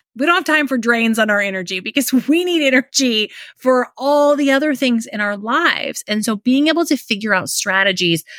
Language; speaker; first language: English; native; English